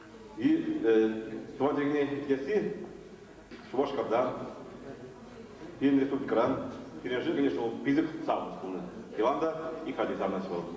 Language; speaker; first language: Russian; non-native, local second language; Chuvash